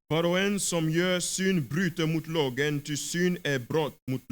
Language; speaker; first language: Swedish; non-native, fluent; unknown